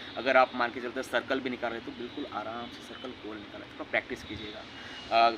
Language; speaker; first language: Hindi; non-native, local second language; Marathi